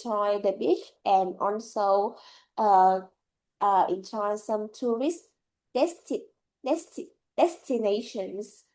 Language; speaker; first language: English; non-native, learner; Vietnamese